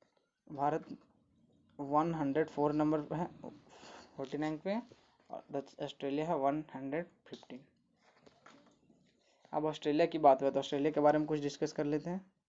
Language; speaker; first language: Hindi; native; Hindi